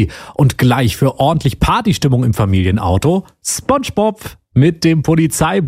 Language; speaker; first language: German; native; German